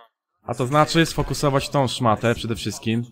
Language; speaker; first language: Polish; native; Polish